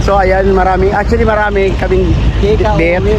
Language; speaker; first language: Filipino; native; Filipino